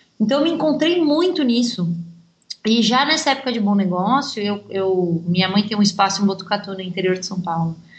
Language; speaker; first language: Portuguese; native; Portuguese